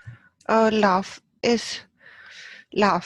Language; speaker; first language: English; non-native, fluent; German